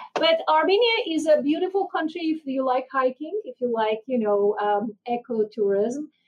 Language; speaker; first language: English; non-native, fluent; Armenian